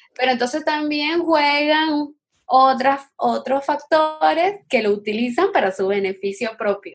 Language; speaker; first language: Spanish; native; Spanish